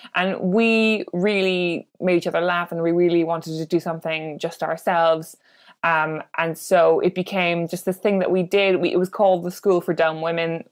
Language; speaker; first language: English; native; English